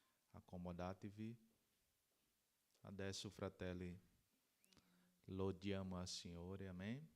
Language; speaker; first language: Italian; non-native, learner; Portuguese